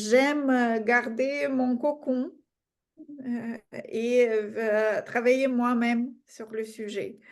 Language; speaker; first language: French; non-native, fluent; Russian